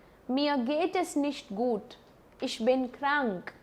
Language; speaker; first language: German; non-native, fluent; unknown